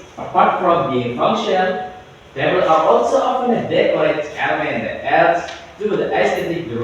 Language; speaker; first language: English; non-native, learner; Indonesian